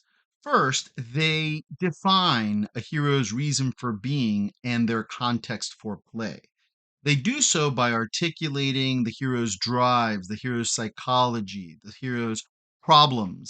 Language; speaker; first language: English; native; English